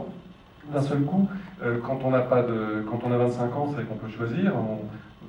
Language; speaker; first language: French; native; French